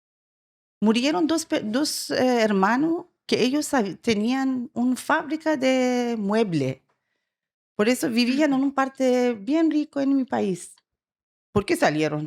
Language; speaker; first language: Spanish; non-native, learner; Persian